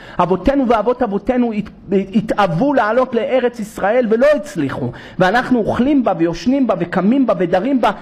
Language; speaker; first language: Hebrew; native; Hebrew